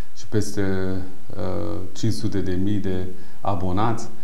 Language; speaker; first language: Romanian; non-native, fluent; Persian